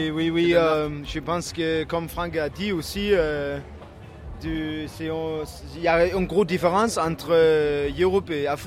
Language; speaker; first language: French; non-native, learner; Danish